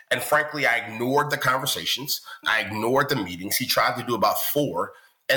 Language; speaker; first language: English; native; English